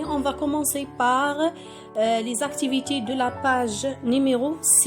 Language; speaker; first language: French; non-native, local second language; Arabic